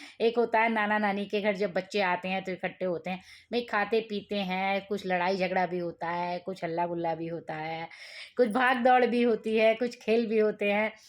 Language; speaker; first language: Hindi; native; Hindi